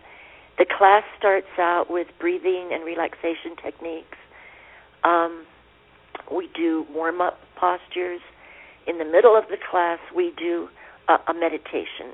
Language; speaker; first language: English; native; English